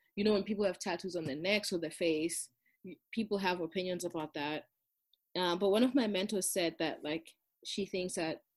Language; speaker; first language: English; non-native, local second language; Zulu